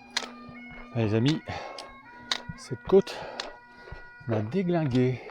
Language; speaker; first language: French; native; French